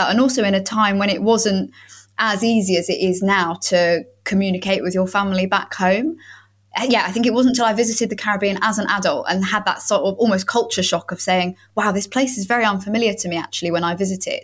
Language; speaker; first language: English; native; English